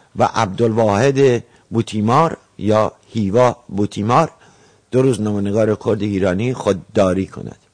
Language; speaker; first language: Persian; native; Persian